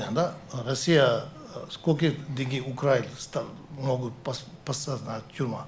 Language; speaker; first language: Russian; non-native, learner; Tibetan